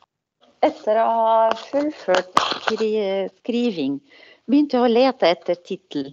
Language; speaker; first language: Norwegian; non-native, fluent; Arabic